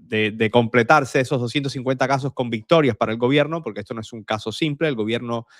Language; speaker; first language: Spanish; native; Spanish